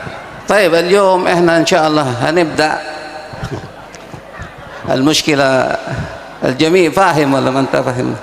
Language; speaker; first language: Arabic; non-native, fluent; Indonesian